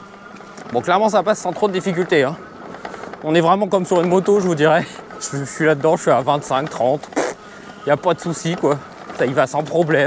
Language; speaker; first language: French; native; French